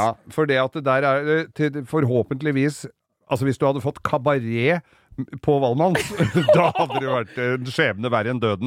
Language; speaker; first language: Norwegian; native; Norwegian